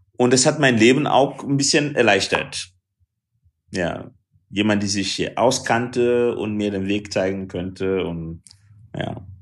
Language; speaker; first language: German; non-native, fluent; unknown